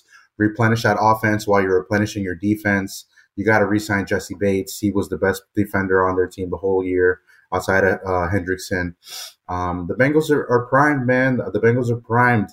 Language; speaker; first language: English; native; English